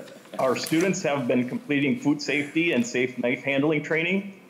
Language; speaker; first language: English; native; English